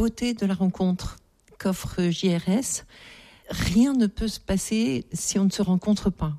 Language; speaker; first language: French; native; French